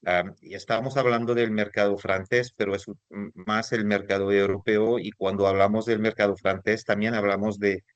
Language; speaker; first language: Spanish; non-native, fluent; French